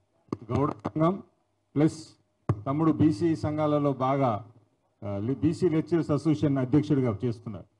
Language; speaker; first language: Telugu; native; Telugu